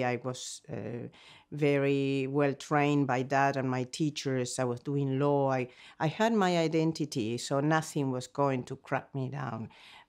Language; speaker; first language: English; non-native, fluent; Spanish